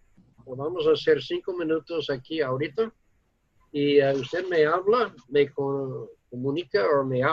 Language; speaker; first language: Spanish; non-native, fluent; English